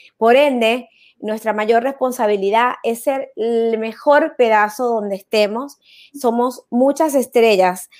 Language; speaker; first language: Spanish; native; Spanish